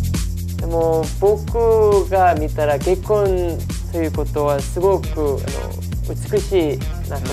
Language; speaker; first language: Japanese; non-native, learner; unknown